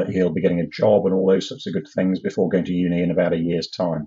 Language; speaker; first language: English; native; English